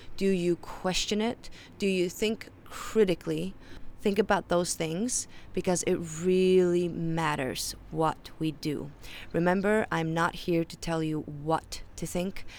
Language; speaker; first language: English; non-native, fluent; Faroese